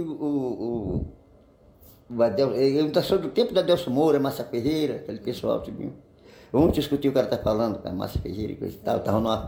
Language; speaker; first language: Portuguese; native; Portuguese